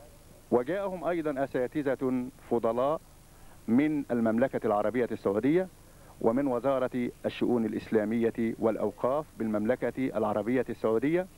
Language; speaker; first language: Arabic; non-native, fluent; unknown